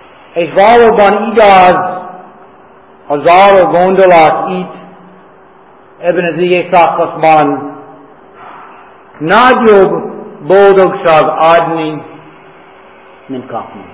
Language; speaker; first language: Hungarian; non-native, learner; English